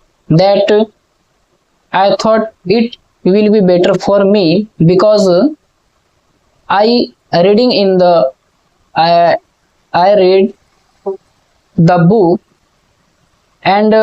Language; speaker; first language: English; non-native, learner; Hindi